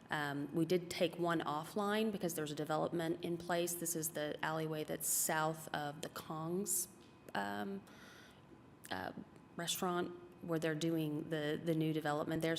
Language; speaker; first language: English; native; English